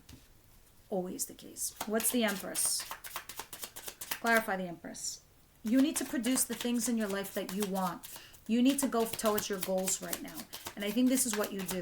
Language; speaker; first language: English; native; English